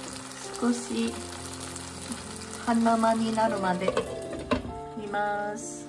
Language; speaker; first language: Japanese; non-native, fluent; Chinese